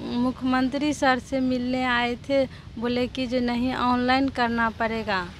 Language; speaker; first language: Hindi; native; Hindi